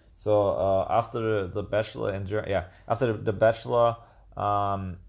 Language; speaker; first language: English; non-native, fluent; German